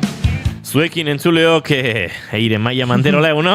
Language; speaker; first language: Basque; native; Basque